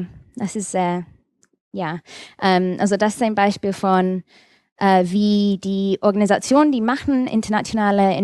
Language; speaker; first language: German; non-native, fluent; English